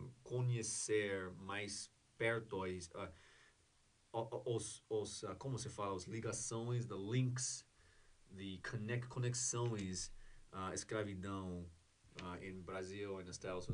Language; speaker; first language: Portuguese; non-native, learner; English